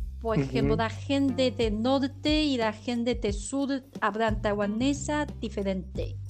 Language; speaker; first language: Spanish; non-native, learner; Chinese